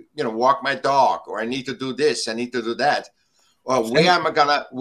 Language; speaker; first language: English; non-native, fluent; German